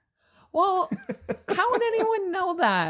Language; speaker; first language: English; native; English